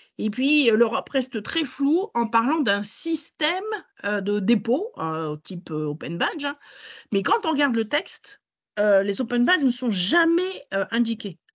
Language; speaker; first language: French; native; French